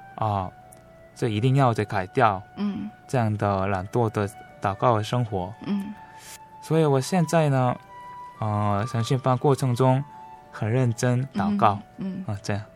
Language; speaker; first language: Chinese; non-native, learner; Korean